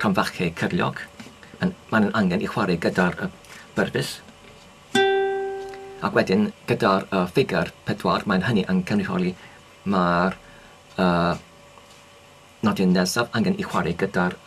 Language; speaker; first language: Welsh; non-native, learner; English